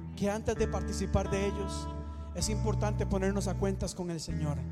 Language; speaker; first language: Spanish; native; Spanish